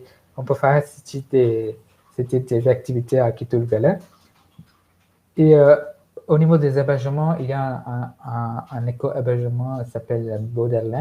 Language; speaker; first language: French; non-native, fluent; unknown